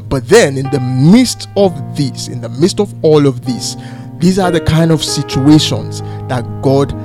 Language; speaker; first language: English; non-native, local second language; Yoruba